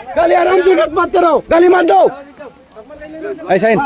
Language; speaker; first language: Hindi; non-native, learner; Bangla